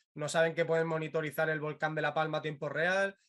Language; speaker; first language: Spanish; native; Spanish